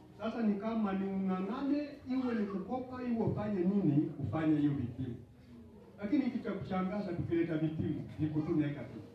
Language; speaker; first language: Swahili; non-native, local second language; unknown